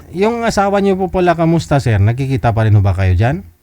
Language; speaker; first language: Filipino; native; Filipino